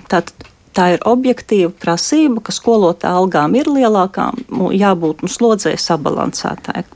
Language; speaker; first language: Latvian; native; Latvian